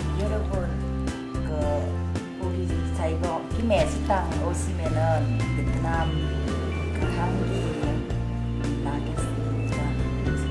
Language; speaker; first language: Korean; non-native, learner; Vietnamese